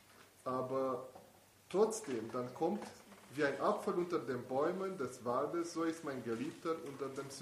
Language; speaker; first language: German; non-native, fluent; Italian